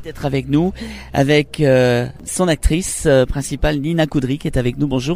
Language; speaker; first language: French; native; French